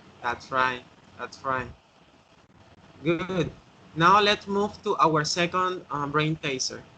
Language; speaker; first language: English; non-native, learner; Spanish